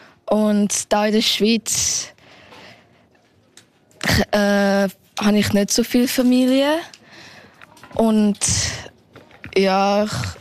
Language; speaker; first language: German; early bilingual, heritage; German